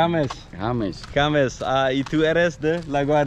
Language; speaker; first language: Spanish; non-native, learner; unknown